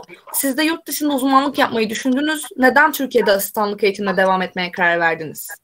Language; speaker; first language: Turkish; native; Turkish